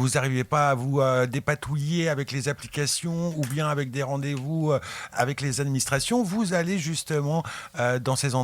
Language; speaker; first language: French; native; French